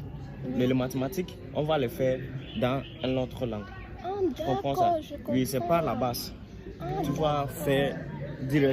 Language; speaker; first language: French; non-native, learner; English